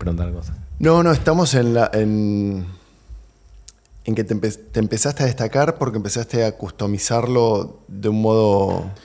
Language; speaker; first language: Spanish; native; Spanish